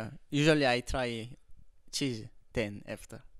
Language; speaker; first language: English; non-native, learner; Korean